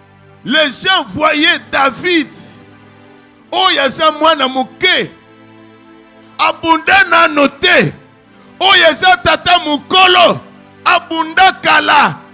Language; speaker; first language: French; non-native, local second language; Lingala